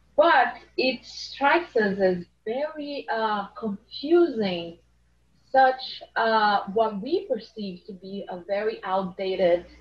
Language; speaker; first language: English; non-native, fluent; Portuguese